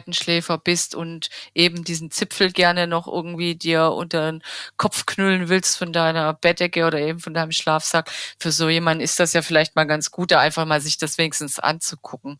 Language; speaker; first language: German; native; German